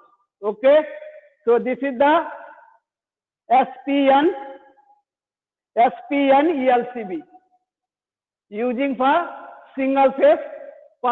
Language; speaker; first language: English; non-native, learner; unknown